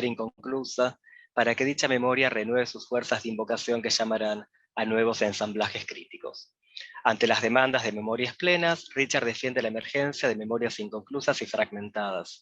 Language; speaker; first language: Spanish; native; Spanish